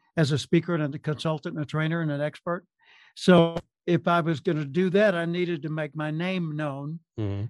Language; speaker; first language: English; native; English